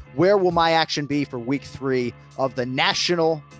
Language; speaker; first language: English; native; English